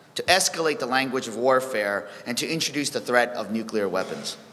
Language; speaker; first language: English; early bilingual, other home language; Korean